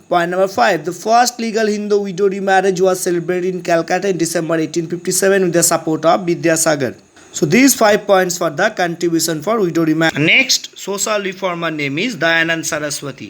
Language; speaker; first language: English; non-native, local second language; Bangla